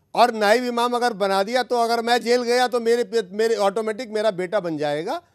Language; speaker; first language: Hindi; native; Hindi